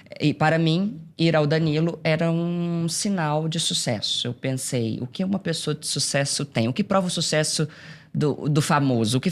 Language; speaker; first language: Portuguese; native; Portuguese